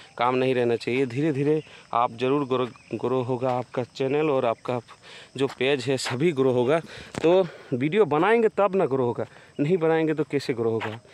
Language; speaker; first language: Hindi; non-native, local second language; Bangla